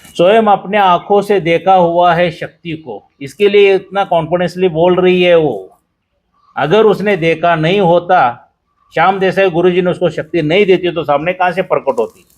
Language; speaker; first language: Hindi; non-native, local second language; Marathi